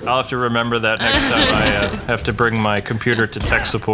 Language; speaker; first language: English; native; English